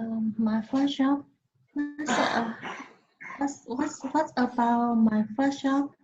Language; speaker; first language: English; non-native, learner; Vietnamese